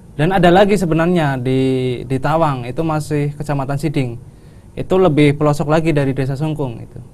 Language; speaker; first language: Indonesian; non-native, local second language; Javanese